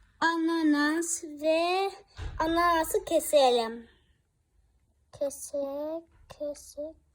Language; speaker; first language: Turkish; early bilingual, heritage; Turkish